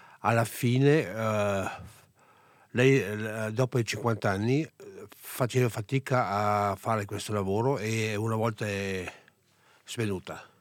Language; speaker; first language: Italian; non-native, local second language; German